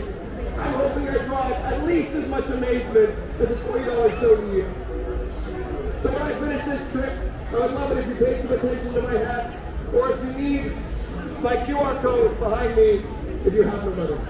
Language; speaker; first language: English; native; English